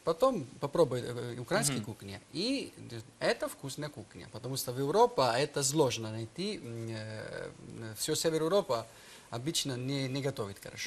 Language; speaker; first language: Russian; non-native, learner; Italian